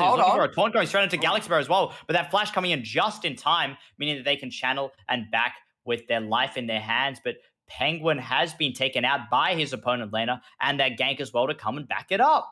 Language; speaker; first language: English; native; English